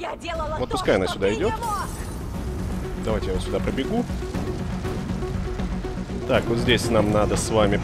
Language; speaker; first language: Russian; native; Russian